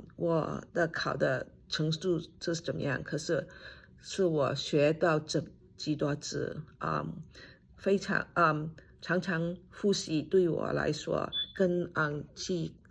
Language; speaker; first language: Chinese; non-native, fluent; English